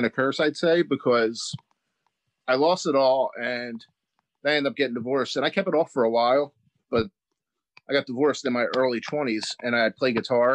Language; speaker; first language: English; native; English